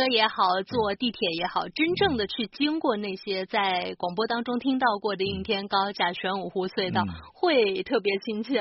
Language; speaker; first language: Chinese; native; Chinese